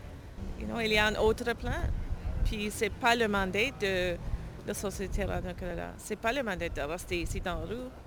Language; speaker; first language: French; non-native, learner; English